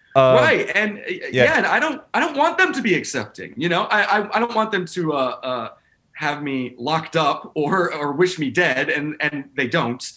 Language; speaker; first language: English; native; English